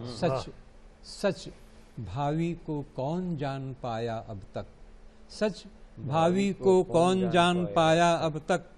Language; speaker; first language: Hindi; native; Hindi